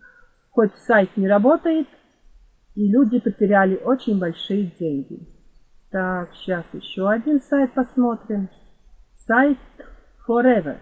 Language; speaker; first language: Russian; non-native, fluent; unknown